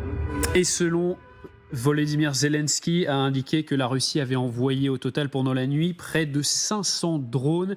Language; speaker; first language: French; native; French